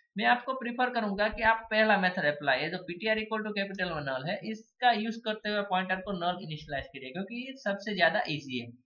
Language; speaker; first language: Hindi; non-native, local second language; Gujarati